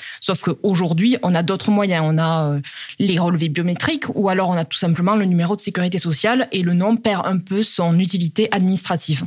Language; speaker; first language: French; native; French